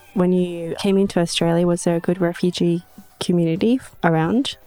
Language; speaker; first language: English; native; English